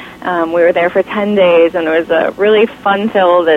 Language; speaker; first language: English; native; English